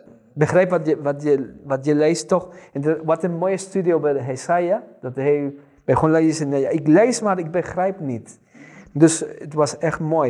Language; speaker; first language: Dutch; non-native, fluent; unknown